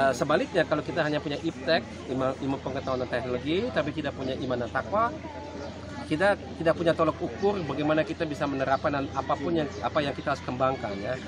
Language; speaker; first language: Indonesian; early bilingual, heritage; Indonesian